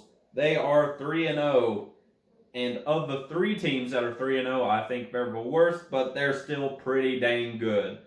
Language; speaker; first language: English; native; English